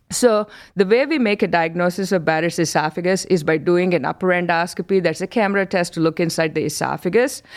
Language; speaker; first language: English; non-native, local second language; Telugu